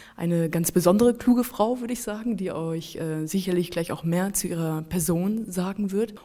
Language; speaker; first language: German; native; German